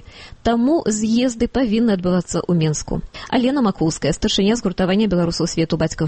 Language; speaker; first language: Belarusian; native; Belarusian